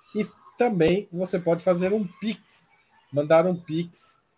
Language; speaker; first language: Spanish; non-native, learner; Portuguese